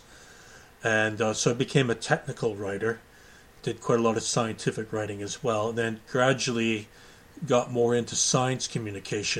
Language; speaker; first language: English; native; English